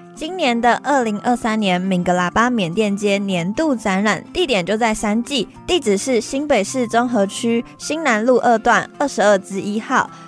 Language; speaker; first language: Chinese; early bilingual, other home language; Filipino